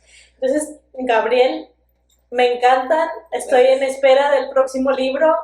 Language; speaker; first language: Spanish; native; Spanish